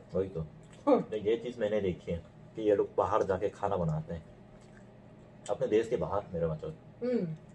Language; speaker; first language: Hindi; non-native, fluent; Korean